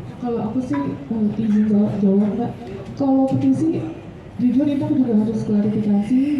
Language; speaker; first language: Indonesian; native; Indonesian